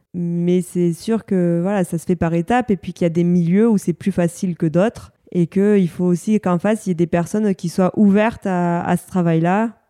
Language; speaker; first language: French; native; French